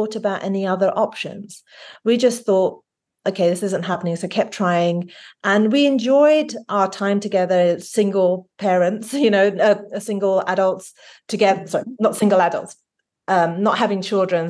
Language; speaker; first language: English; native; English